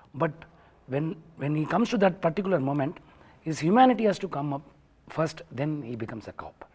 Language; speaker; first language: English; non-native, local second language; Tamil